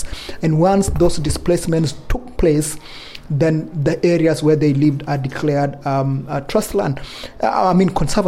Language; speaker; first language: English; non-native, local second language; Kalenjin